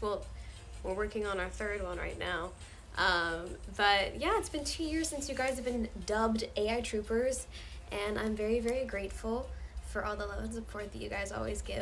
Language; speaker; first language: English; native; English